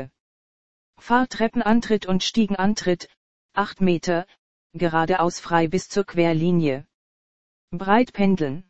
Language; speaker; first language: German; native; German